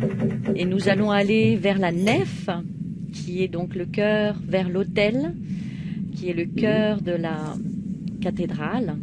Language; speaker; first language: French; native; French